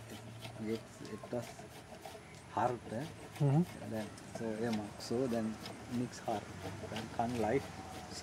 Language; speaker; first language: German; non-native, learner; Sinhala